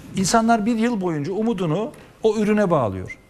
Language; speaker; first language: Turkish; native; Turkish